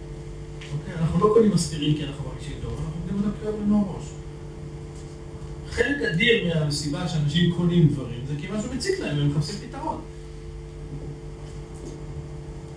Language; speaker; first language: Hebrew; native; Hebrew